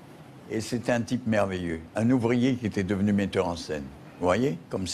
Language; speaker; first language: French; native; French